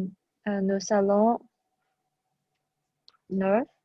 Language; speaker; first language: French; non-native, learner; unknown